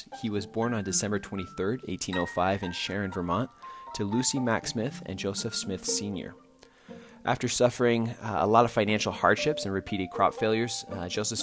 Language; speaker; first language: English; native; English